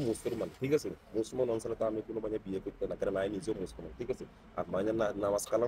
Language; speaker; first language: Bangla; non-native, learner; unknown